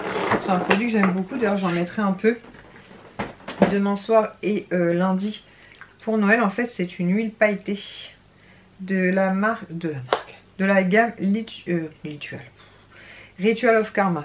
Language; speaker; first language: French; native; French